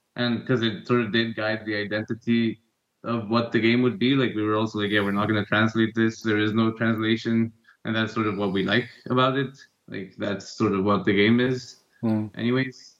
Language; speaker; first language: English; non-native, fluent; Spanish